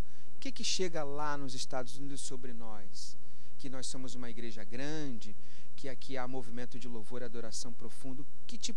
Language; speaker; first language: Portuguese; native; Portuguese